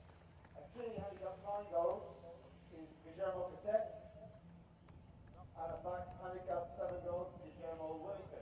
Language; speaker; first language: English; native; English